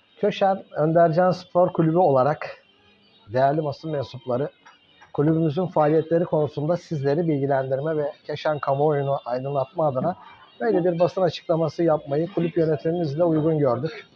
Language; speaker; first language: Turkish; native; Turkish